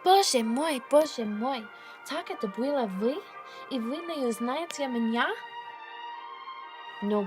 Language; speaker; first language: Russian; non-native, learner; English